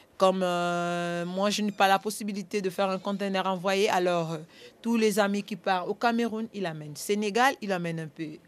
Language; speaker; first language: French; non-native, local second language; Lingala